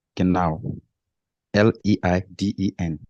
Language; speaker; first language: German; non-native, learner; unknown